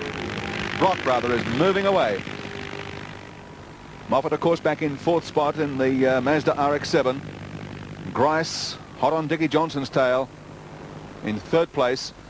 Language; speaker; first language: English; native; English